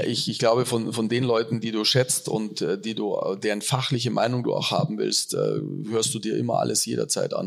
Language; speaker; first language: German; native; German